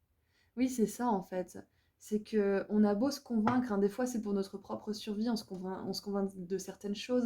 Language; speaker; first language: French; native; French